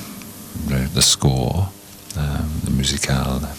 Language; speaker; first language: French; non-native, learner; English